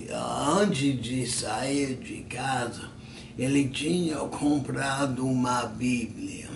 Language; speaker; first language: Portuguese; non-native, fluent; English